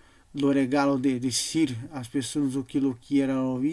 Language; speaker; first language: Portuguese; non-native, learner; Spanish